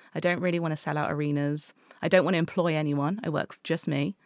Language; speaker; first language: English; native; English